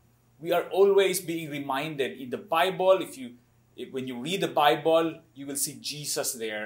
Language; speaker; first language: English; non-native, local second language; Cebuano